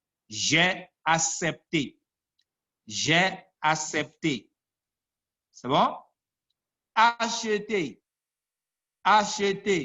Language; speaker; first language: French; non-native, fluent; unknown